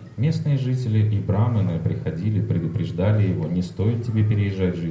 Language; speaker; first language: Russian; native; Russian